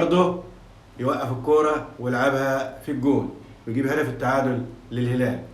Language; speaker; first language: Arabic; native; Arabic